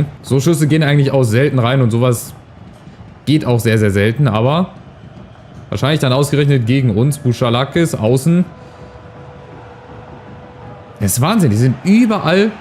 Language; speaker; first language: German; native; German